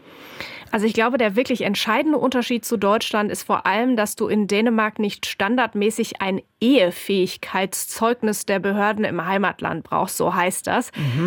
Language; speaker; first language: German; native; German